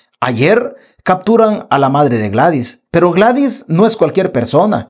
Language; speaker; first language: Spanish; native; Spanish